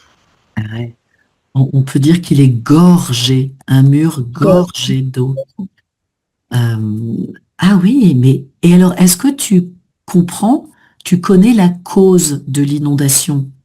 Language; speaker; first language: French; native; French